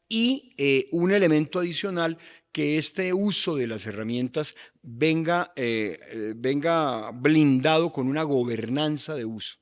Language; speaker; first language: Spanish; native; Spanish